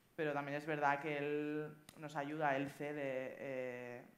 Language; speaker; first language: Spanish; native; Spanish